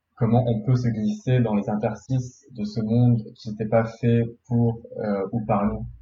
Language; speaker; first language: French; non-native, local second language; Arabic